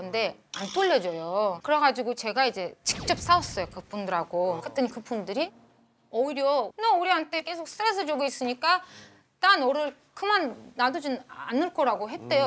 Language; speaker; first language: Korean; non-native, fluent; Uzbek